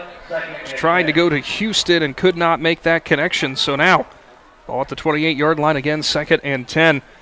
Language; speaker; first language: English; native; English